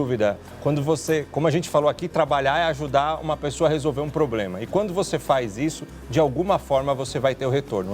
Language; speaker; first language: Portuguese; native; Portuguese